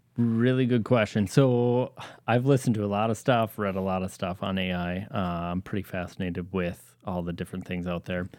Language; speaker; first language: English; native; English